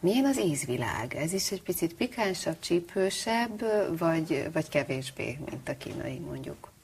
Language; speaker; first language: Hungarian; native; Hungarian